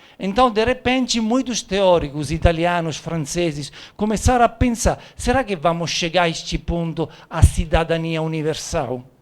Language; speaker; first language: Portuguese; non-native, fluent; Italian